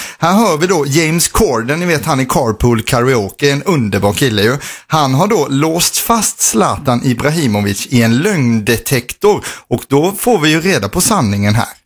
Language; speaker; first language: Swedish; native; Swedish